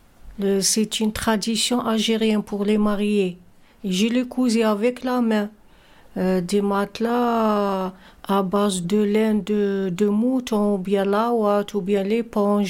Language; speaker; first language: French; non-native, fluent; Arabic